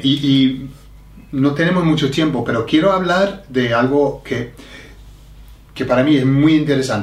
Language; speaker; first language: Spanish; non-native, learner; English